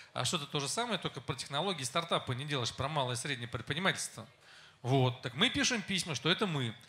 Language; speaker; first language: Russian; native; Russian